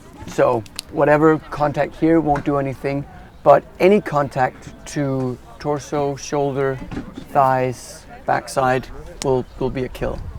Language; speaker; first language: English; non-native, fluent; Danish